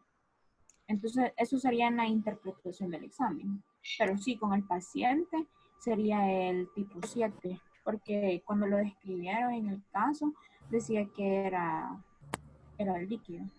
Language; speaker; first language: Spanish; native; Spanish